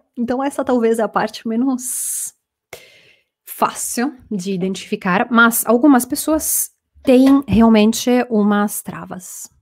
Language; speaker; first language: Portuguese; non-native, fluent; Italian